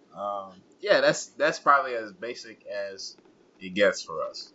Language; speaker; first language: English; non-native, local second language; Kinyarwanda